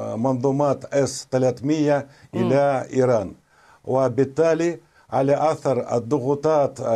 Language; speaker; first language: Arabic; non-native, fluent; Russian